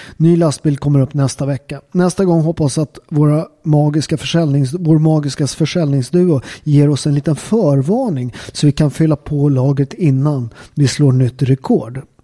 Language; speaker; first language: Swedish; native; Swedish